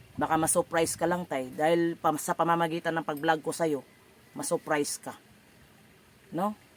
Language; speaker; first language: Filipino; non-native, local second language; Cebuano